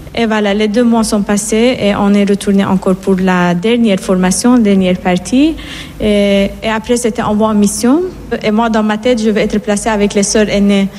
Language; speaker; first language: French; non-native, fluent; Persian